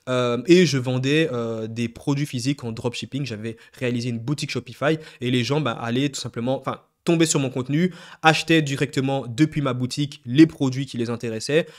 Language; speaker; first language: French; native; French